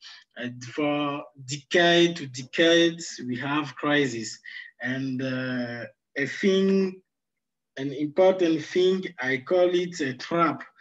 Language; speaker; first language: English; non-native, fluent; Sango